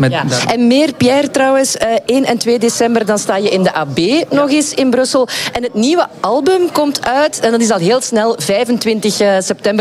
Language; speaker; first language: Dutch; native; Dutch